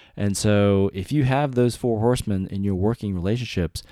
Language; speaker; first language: English; native; English